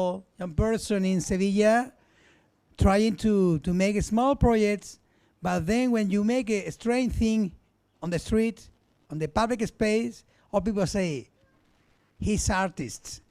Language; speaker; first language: English; non-native, learner; Spanish